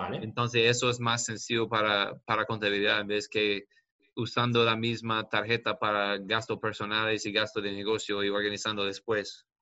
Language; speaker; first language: Spanish; non-native, learner; English